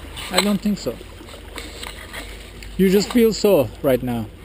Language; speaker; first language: English; non-native, fluent; Turkish